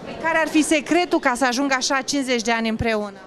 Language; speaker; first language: Romanian; native; Romanian